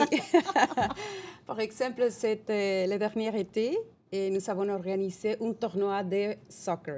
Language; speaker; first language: French; non-native, fluent; Spanish